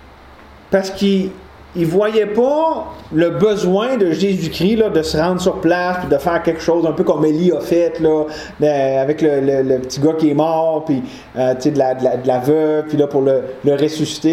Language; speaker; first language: French; native; French